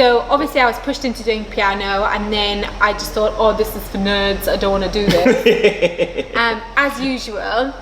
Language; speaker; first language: English; non-native, local second language; Maltese